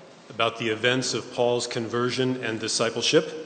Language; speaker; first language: English; native; English